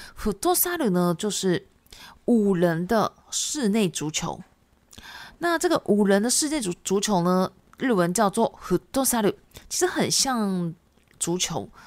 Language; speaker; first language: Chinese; non-native, fluent; Japanese